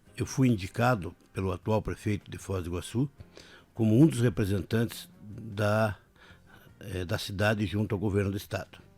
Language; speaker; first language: Portuguese; native; Portuguese